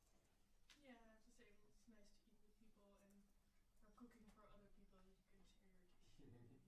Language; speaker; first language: English; non-native, fluent; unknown